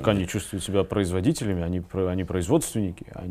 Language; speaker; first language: Russian; native; Russian